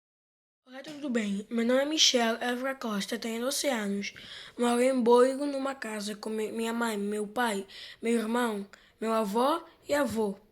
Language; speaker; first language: Portuguese; early bilingual, heritage; Portuguese